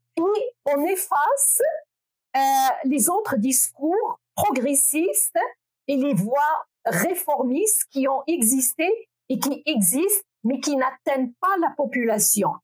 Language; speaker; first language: French; non-native, local second language; Arabic